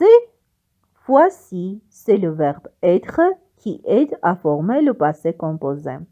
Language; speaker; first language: French; non-native, fluent; Armenian